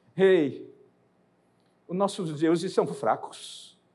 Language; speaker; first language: Portuguese; native; Portuguese